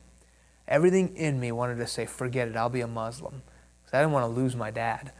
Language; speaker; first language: English; early bilingual, other home language; Persian